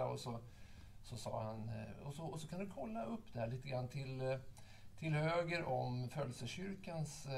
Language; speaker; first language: Swedish; native; Swedish